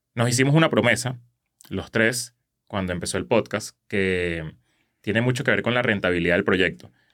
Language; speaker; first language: Spanish; native; Spanish